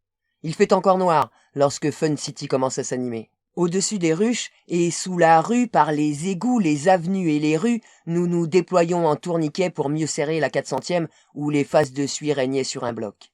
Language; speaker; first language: French; native; French